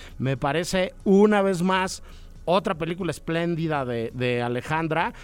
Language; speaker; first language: Spanish; native; Spanish